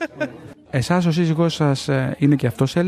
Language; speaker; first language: Greek; native; Greek